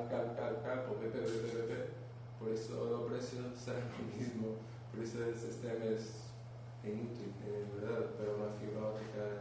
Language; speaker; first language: Spanish; non-native, learner; Portuguese